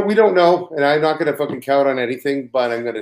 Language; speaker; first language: English; native; English